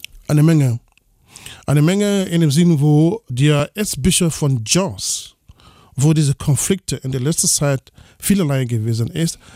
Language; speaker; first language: German; non-native, fluent; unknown